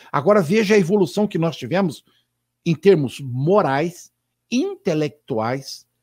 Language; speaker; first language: Portuguese; native; Portuguese